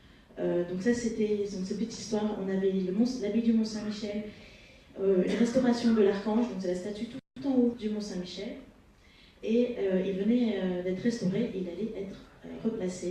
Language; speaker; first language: French; native; French